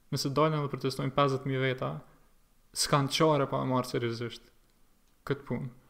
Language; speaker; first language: Albanian; native; Albanian